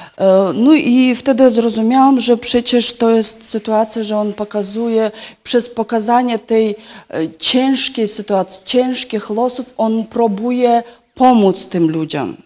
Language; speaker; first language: Polish; non-native, fluent; Yakut